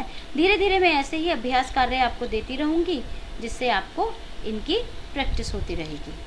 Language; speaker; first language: Hindi; native; Hindi